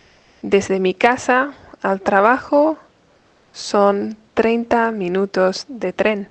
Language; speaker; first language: Spanish; non-native, fluent; English